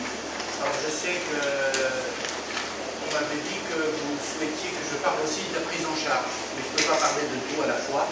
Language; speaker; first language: French; native; French